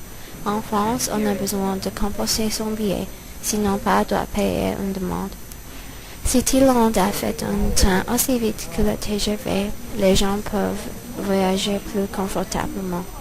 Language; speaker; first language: French; non-native, learner; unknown